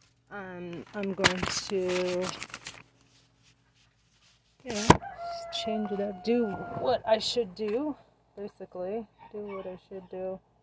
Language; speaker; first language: English; native; English